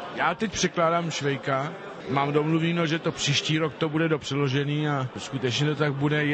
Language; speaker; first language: Czech; non-native, fluent; Spanish